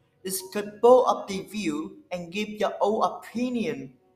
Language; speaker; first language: English; non-native, learner; Vietnamese